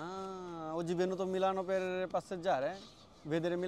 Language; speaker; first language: Italian; non-native, learner; Bangla